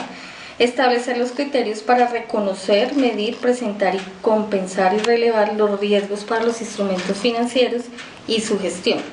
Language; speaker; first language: Spanish; native; Spanish